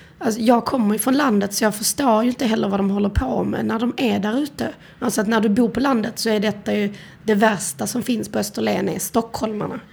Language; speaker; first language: Swedish; native; Swedish